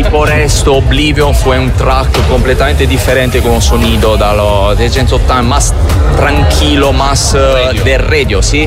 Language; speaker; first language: Spanish; non-native, learner; Italian